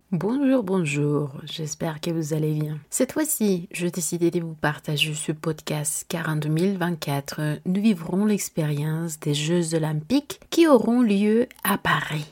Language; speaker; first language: French; non-native, learner; Spanish